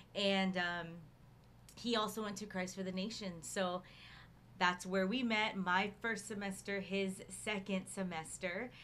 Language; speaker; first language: English; native; English